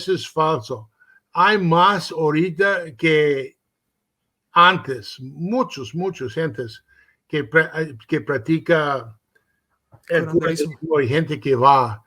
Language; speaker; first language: Spanish; early bilingual, heritage; Spanish